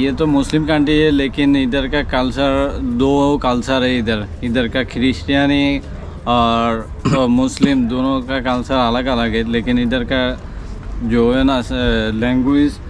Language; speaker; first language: Hindi; non-native, learner; Bangla